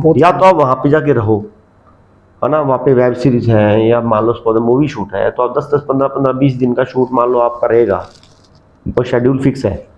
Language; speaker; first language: Hindi; non-native, local second language; Punjabi